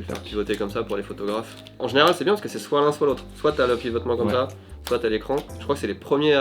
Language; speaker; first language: French; native; French